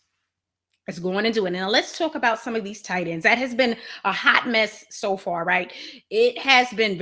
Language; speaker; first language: English; native; English